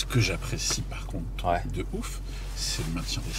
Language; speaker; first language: French; native; French